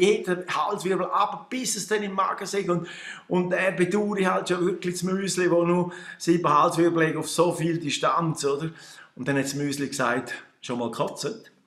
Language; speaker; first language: German; native; German